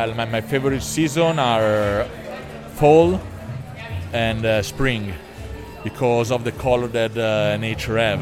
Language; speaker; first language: English; non-native, fluent; Italian